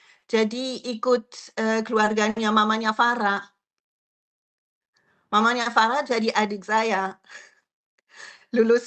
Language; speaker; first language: Indonesian; non-native, fluent; French